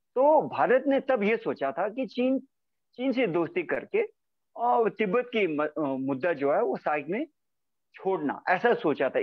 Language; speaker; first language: Hindi; native; Hindi